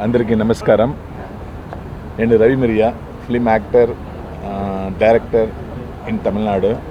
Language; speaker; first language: Telugu; non-native, learner; Tamil